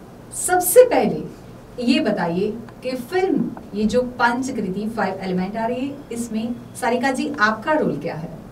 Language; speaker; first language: Hindi; non-native, local second language; Gujarati